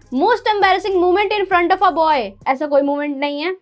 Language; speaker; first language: Hindi; native; Hindi